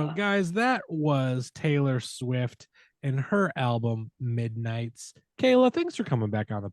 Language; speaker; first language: English; native; English